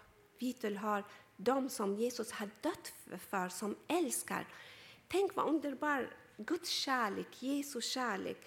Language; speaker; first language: Swedish; non-native, fluent; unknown